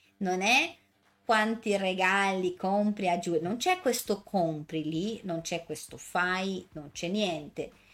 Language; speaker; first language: Italian; non-native, fluent; Portuguese